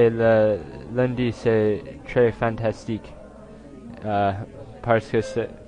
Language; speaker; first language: French; non-native, learner; English